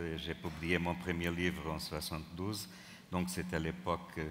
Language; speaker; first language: French; non-native, fluent; Portuguese